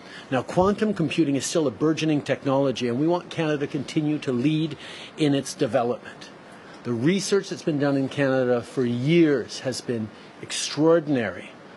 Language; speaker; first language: English; early bilingual, other home language; French